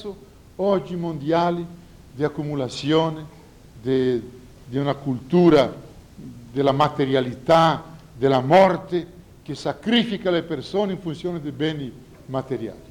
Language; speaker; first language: Italian; non-native, fluent; Portuguese